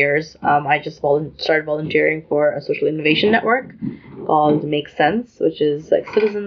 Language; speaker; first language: English; non-native, local second language; Urdu